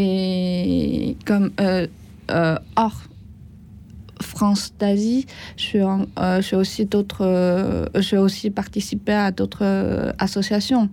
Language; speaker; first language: French; non-native, learner; Chinese